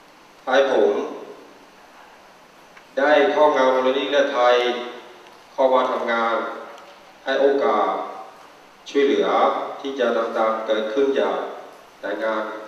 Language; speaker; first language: Thai; non-native, fluent; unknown